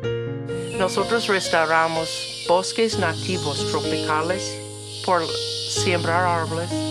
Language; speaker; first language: Spanish; non-native, learner; English